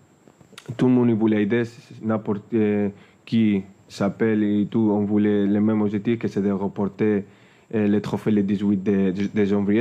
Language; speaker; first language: French; non-native, fluent; Spanish